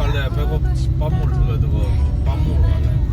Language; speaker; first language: Korean; native; Korean